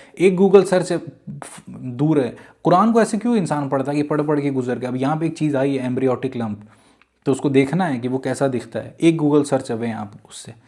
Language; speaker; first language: Urdu; native; Urdu